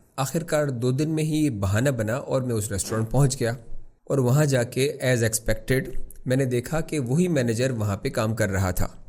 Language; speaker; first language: Urdu; native; Urdu